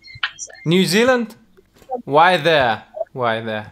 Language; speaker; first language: English; non-native, learner; Russian